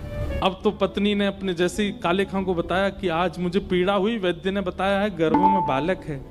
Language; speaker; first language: Hindi; native; Hindi